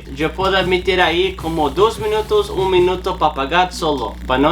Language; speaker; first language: Spanish; non-native, learner; English